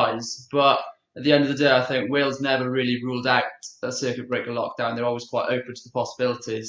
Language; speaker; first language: English; native; English